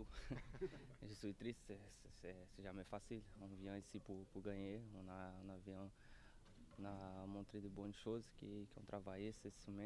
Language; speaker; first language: French; non-native, learner; Portuguese